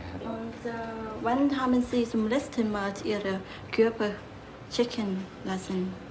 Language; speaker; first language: German; non-native, learner; Thai